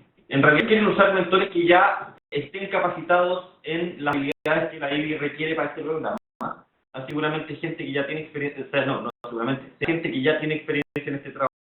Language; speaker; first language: Spanish; native; Spanish